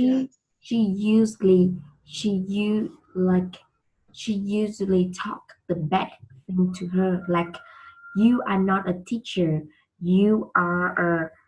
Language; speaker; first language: English; non-native, learner; Vietnamese